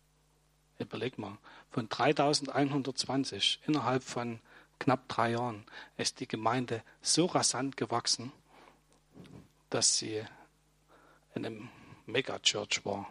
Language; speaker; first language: German; native; German